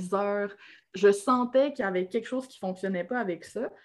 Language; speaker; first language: French; native; French